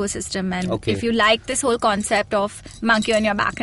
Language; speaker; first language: English; non-native, local second language; Hindi